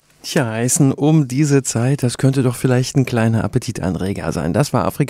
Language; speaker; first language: German; native; German